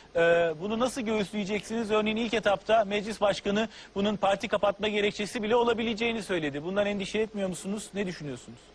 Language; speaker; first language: Turkish; native; Turkish